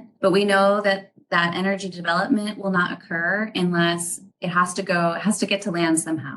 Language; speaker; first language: English; native; English